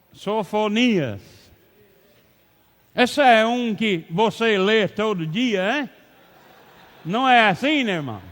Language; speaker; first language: Portuguese; non-native, learner; English